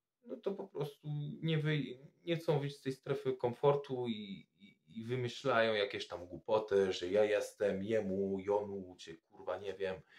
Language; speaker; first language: Polish; non-native, fluent; French